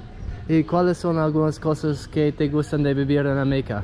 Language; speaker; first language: Spanish; non-native, learner; English